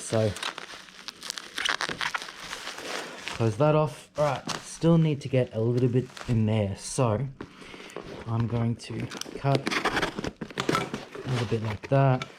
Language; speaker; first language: English; native; English